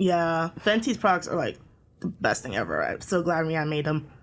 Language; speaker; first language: English; native; English